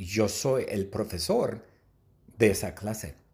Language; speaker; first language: Spanish; non-native, fluent; English